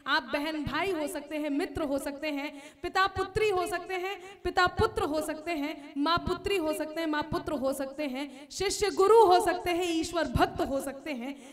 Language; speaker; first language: Hindi; native; Hindi